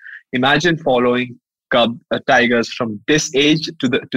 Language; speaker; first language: English; non-native, local second language; Hindi